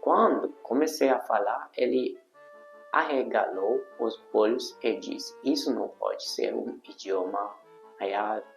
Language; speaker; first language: Portuguese; non-native, fluent; Hungarian